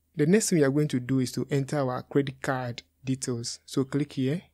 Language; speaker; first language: English; non-native, local second language; Akan